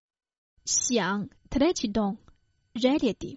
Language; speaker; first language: Croatian; non-native, fluent; Chinese